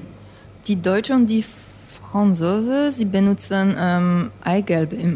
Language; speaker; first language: German; non-native, fluent; English